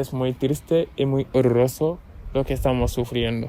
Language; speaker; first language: Spanish; non-native, fluent; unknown